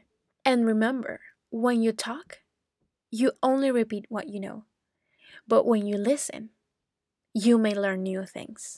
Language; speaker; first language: English; non-native, fluent; Spanish